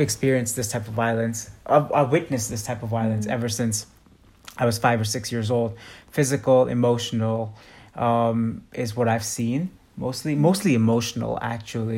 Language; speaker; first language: English; non-native, local second language; Hindi